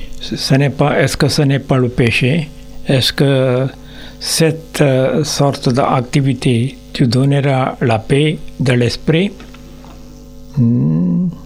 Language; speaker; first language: French; non-native, learner; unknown